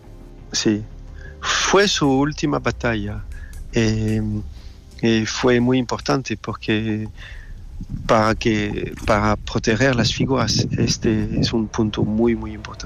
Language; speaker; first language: Spanish; non-native, fluent; French